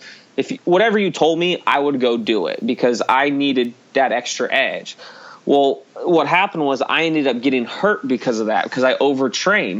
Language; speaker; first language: English; native; English